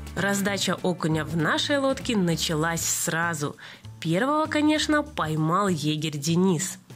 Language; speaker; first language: Russian; native; Russian